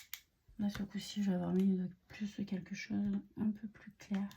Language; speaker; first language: French; native; French